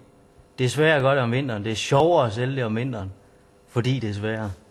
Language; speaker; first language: Danish; native; Danish